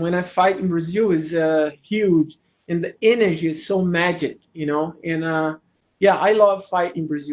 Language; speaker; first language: English; non-native, learner; Portuguese